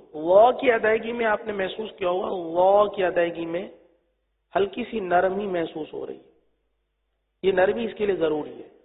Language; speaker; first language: Urdu; native; Urdu